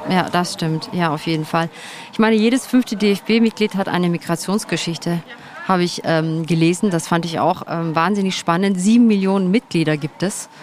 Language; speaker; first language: German; early bilingual, other home language; Turkish